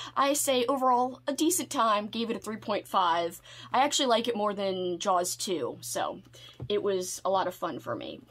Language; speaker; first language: English; native; English